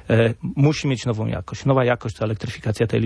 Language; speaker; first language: Polish; native; Polish